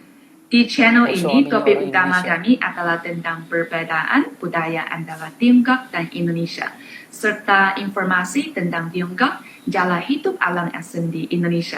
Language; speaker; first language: Indonesian; non-native, fluent; Chinese